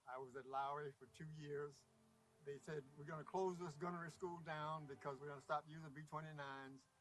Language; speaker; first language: English; native; English